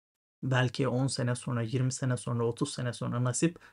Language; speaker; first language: Turkish; native; Turkish